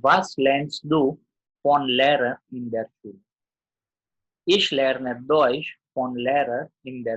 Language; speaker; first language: German; non-native, learner; Gujarati